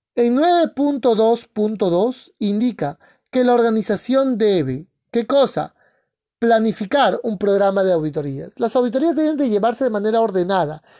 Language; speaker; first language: Spanish; native; Spanish